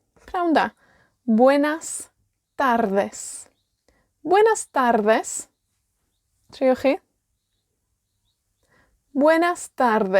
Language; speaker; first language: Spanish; non-native, learner; Welsh